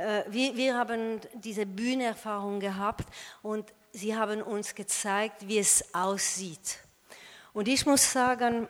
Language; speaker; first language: German; non-native, fluent; French